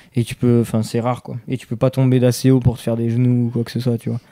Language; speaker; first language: French; native; French